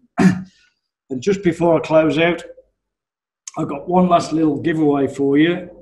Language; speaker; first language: English; native; English